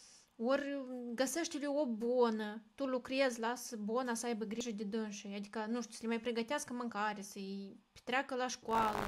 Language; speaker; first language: Romanian; native; Romanian